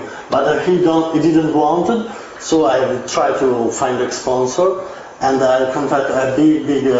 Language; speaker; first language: English; non-native, learner; Italian